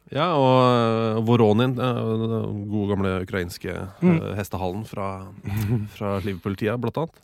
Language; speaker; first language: Norwegian; native; Norwegian